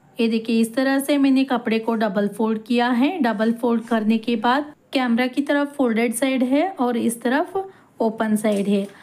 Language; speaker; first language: Hindi; non-native, local second language; Kannada